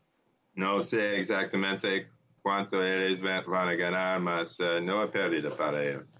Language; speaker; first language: Portuguese; non-native, learner; English